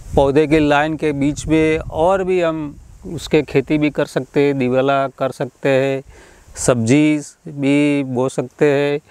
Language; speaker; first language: Hindi; non-native, local second language; Gujarati